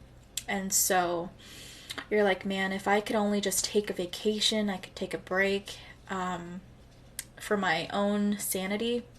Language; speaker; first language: English; native; English